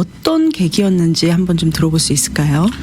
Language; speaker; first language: Korean; native; Korean